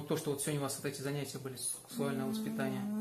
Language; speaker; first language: Russian; native; Russian